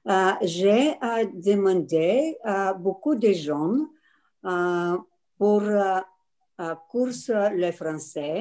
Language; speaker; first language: French; non-native, learner; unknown